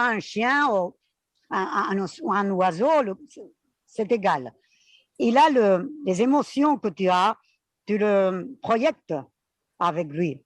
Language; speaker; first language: French; non-native, fluent; Spanish